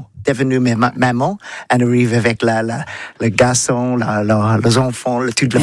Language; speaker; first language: French; non-native, learner; English